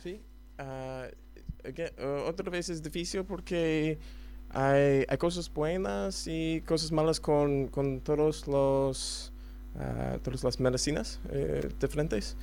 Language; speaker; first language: Spanish; non-native, learner; English